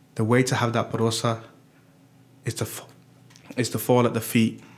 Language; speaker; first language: English; native; English